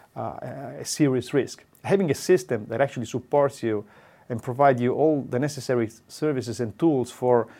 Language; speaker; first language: English; non-native, fluent; Italian